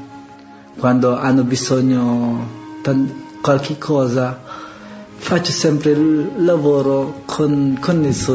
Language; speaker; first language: Italian; non-native, learner; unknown